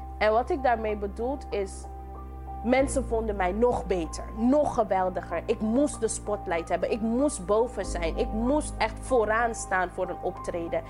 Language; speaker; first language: Dutch; non-native, local second language; English